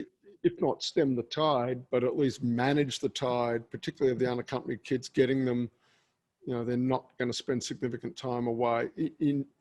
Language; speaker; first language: English; native; English